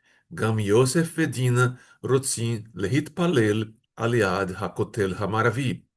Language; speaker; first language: Hebrew; non-native, fluent; Portuguese